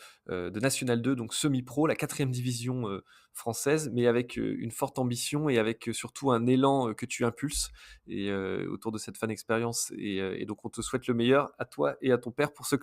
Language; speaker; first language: French; native; French